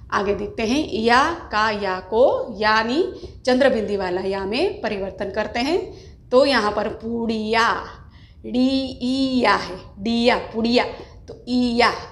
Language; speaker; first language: Hindi; non-native, local second language; Gujarati